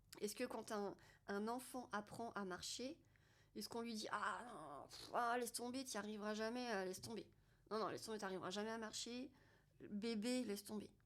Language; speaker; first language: French; native; French